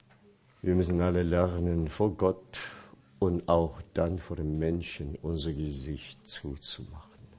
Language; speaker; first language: German; non-native, fluent; Chinese